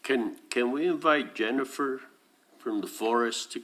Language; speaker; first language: English; native; English